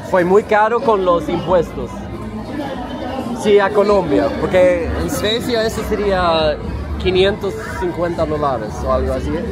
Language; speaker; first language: Spanish; non-native, fluent; Swedish